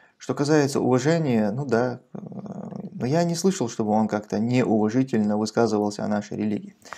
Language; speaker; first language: Russian; non-native, local second language; Chechen